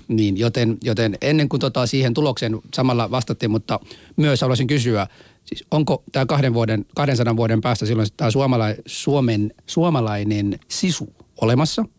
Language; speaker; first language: Finnish; early bilingual, other home language; Somali